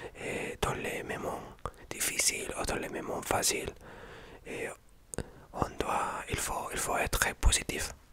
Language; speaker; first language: French; non-native, learner; Spanish